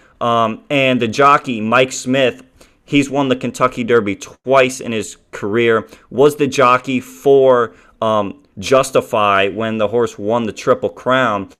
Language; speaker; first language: English; native; English